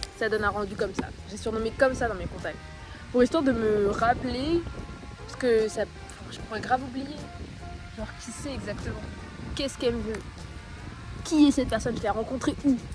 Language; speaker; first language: French; native; French